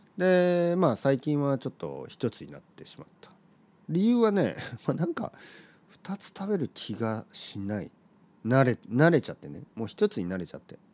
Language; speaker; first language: Japanese; native; Japanese